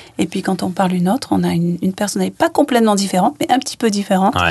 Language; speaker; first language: French; native; French